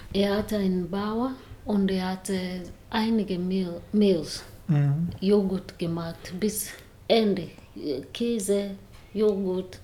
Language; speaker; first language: German; non-native, learner; Swahili